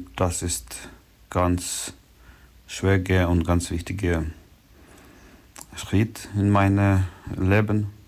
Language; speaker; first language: German; non-native, learner; Ukrainian